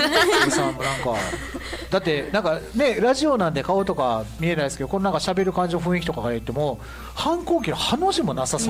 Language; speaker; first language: Japanese; native; Japanese